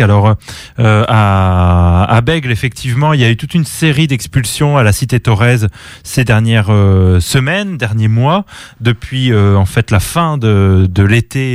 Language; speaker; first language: French; native; French